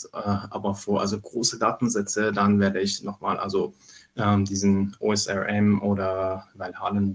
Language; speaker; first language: German; non-native, fluent; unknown